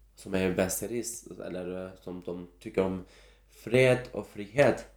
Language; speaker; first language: Swedish; non-native, fluent; Turkish